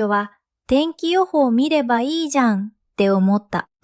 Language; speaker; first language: Japanese; non-native, fluent; Vietnamese